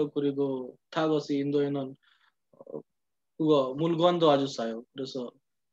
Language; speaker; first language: Korean; non-native, learner; Hindi